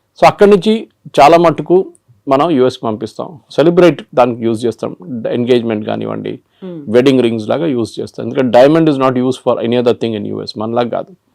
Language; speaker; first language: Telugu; non-native, local second language; Malayalam